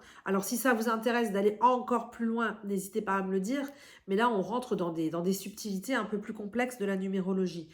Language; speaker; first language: French; native; French